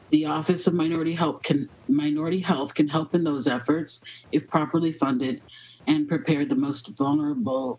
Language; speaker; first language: English; native; English